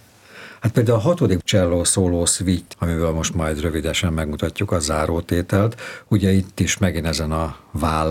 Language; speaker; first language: Hungarian; native; Hungarian